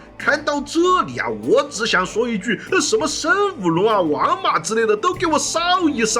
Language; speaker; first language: Chinese; native; Chinese